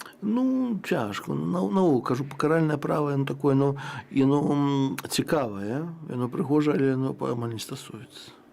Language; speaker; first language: Belarusian; native; Belarusian